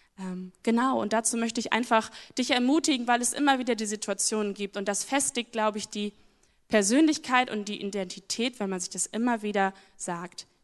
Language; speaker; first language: German; native; German